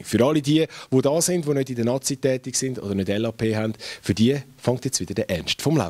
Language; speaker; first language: German; native; German